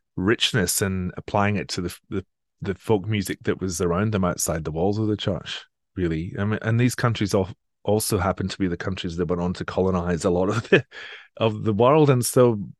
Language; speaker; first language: English; native; English